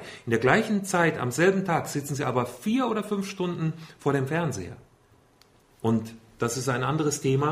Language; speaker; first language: German; native; German